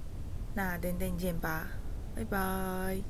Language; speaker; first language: Chinese; early bilingual, heritage; Chinese